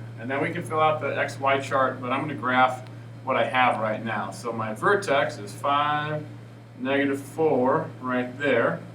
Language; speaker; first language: English; native; English